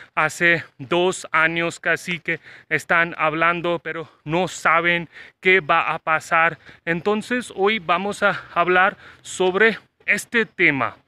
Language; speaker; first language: Spanish; non-native, fluent; Hindi